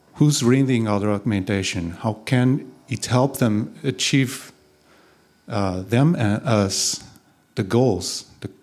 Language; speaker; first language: English; non-native, fluent; Portuguese